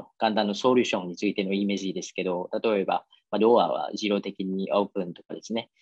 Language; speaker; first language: Japanese; non-native, fluent; Vietnamese